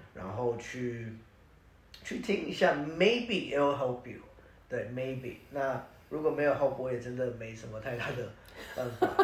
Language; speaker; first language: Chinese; early bilingual, heritage; Chinese